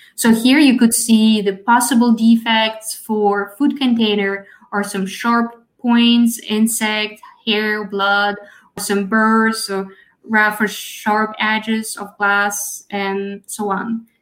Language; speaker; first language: English; non-native, fluent; Russian